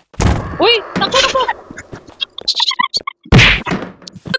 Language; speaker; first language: Filipino; native; Filipino